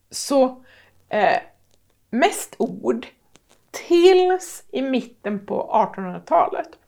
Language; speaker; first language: Swedish; native; Swedish